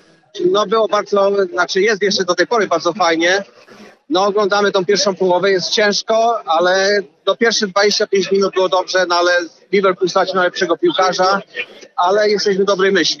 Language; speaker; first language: Polish; early bilingual, heritage; Polish